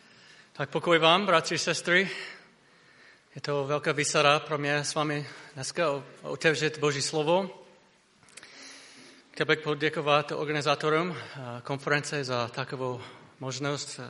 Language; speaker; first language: Czech; non-native, fluent; English